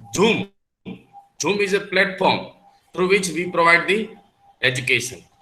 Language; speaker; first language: English; non-native, local second language; Gujarati